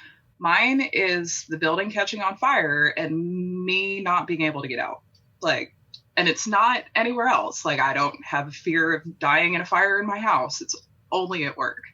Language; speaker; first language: English; native; English